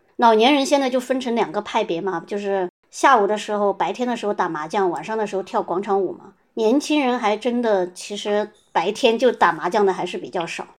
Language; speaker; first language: Chinese; native; Chinese